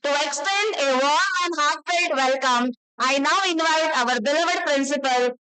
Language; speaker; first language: English; non-native, local second language; Kannada